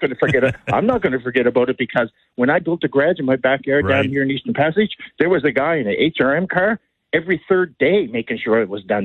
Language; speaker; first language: English; native; English